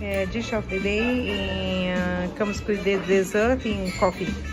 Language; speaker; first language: English; non-native, learner; Portuguese